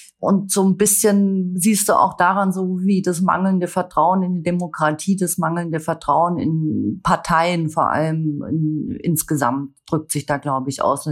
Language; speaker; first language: German; native; German